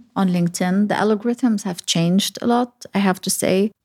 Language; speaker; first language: English; early bilingual, other home language; Arabic